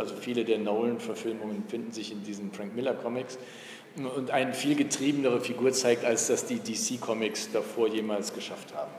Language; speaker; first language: German; native; German